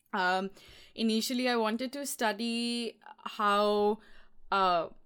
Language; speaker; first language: English; non-native, local second language; Hindi